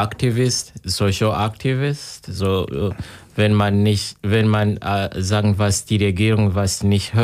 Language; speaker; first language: German; non-native, learner; Kinyarwanda